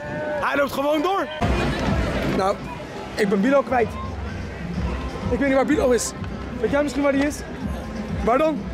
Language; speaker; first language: Dutch; native; Dutch